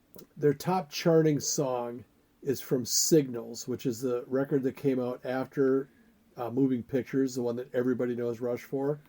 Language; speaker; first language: English; native; English